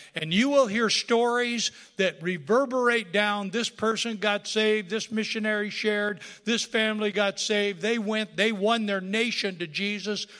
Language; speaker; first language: English; native; English